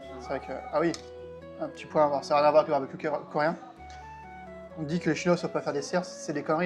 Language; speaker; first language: French; native; French